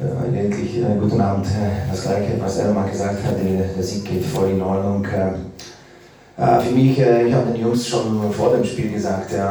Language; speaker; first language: German; non-native, learner; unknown